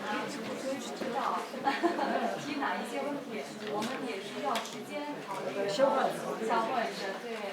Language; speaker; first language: Chinese; non-native, fluent; Russian